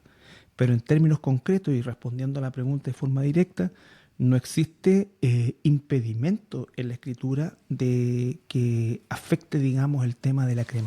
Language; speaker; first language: Spanish; native; Spanish